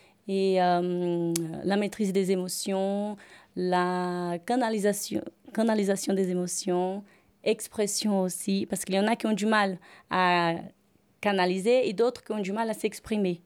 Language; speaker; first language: French; non-native, fluent; Portuguese